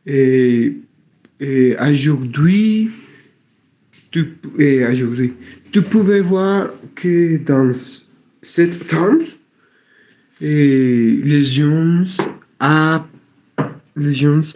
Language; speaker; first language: French; non-native, learner; Spanish